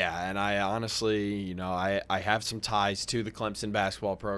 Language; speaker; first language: English; native; English